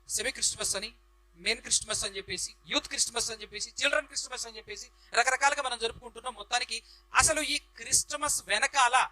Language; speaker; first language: Telugu; native; Telugu